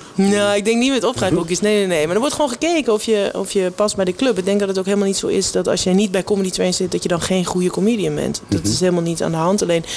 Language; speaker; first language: Dutch; native; Dutch